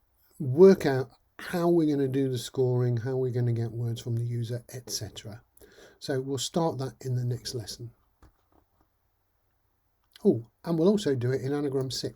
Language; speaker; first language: English; native; English